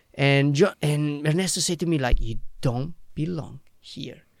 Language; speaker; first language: English; non-native, fluent; Italian